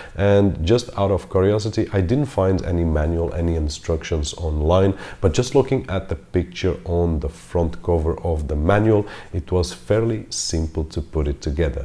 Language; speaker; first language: English; non-native, fluent; Portuguese